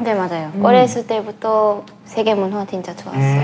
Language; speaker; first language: Korean; non-native, learner; English